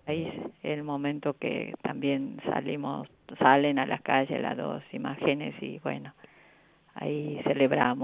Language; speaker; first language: Spanish; non-native, fluent; Korean